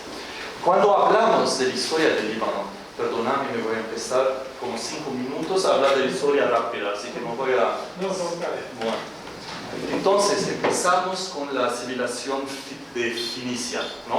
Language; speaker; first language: Spanish; non-native, fluent; Arabic